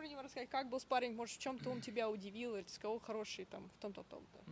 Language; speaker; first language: Russian; native; Russian